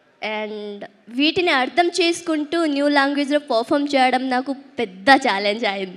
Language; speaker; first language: Telugu; early bilingual, heritage; Telugu